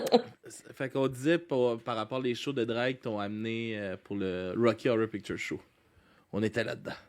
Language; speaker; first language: French; native; French